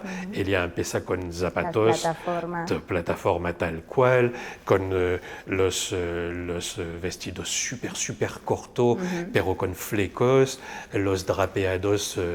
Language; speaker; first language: Spanish; non-native, fluent; French